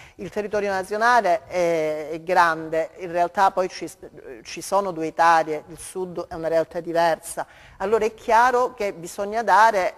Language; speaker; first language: Italian; native; Italian